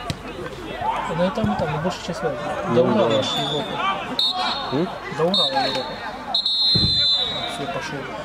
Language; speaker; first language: Russian; native; Russian